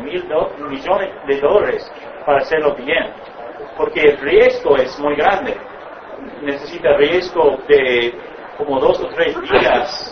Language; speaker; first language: Spanish; non-native, fluent; English